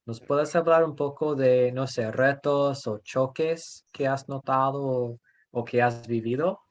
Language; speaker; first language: Spanish; non-native, fluent; English